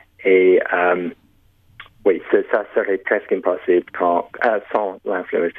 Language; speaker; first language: French; non-native, local second language; English